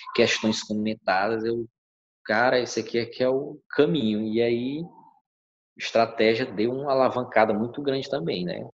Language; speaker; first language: Portuguese; native; Portuguese